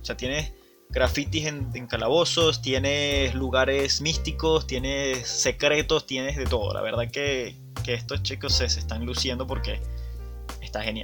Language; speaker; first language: Spanish; native; Spanish